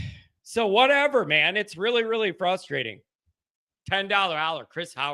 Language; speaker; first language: English; native; English